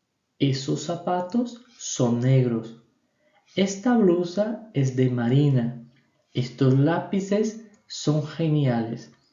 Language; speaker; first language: Spanish; non-native, fluent; Portuguese